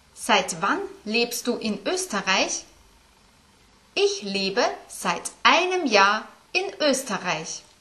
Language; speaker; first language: German; native; German